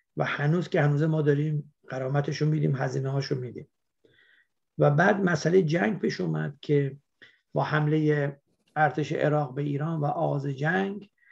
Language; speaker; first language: Persian; native; Persian